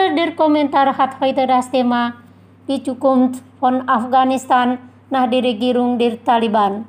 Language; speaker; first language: German; non-native, fluent; Indonesian